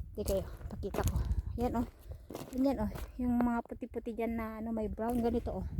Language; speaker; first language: Filipino; non-native, local second language; Iloko